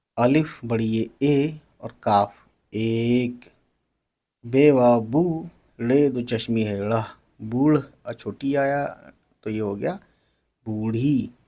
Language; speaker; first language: Hindi; native; Hindi